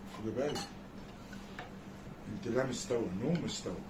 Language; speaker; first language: Arabic; native; Arabic